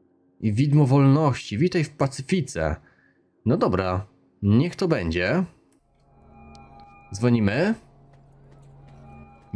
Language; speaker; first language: Polish; native; Polish